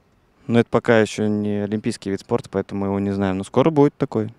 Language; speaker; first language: Russian; native; Russian